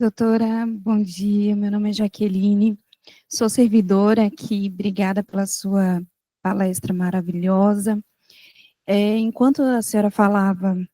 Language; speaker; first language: Portuguese; native; Portuguese